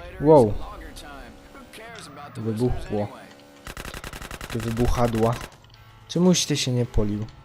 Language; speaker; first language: Polish; native; Polish